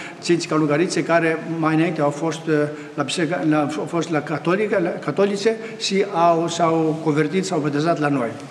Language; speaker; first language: Romanian; non-native, fluent; Greek